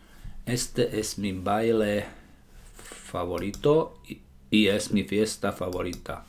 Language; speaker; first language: Spanish; non-native, learner; Slovak